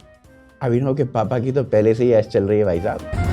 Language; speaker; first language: Hindi; native; Hindi